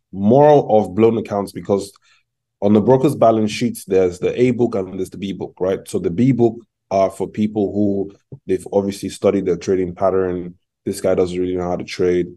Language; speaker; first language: English; non-native, local second language; Yoruba